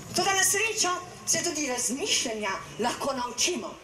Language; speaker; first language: Slovenian; native; Slovenian